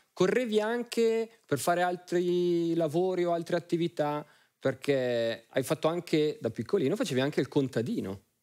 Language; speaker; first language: Italian; native; Italian